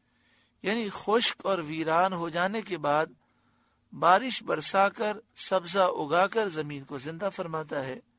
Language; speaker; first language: Urdu; native; Urdu